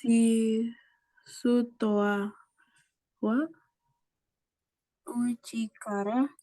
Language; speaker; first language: Japanese; non-native, learner; Indonesian